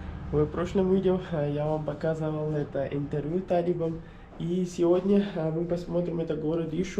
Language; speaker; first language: Russian; non-native, learner; Kyrgyz